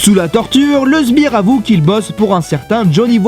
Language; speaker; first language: French; native; French